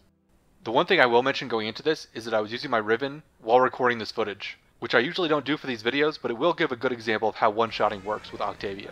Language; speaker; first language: English; native; English